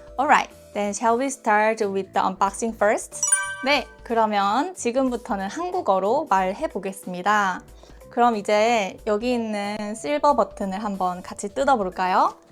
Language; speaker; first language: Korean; native; Korean